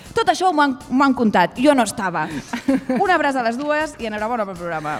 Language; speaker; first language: Catalan; native; Catalan